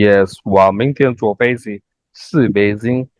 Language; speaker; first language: Chinese; non-native, fluent; Bangla